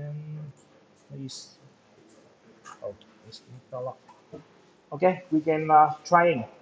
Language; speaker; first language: English; non-native, local second language; Vietnamese